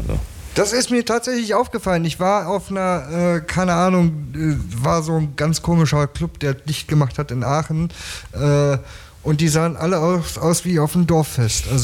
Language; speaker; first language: German; native; German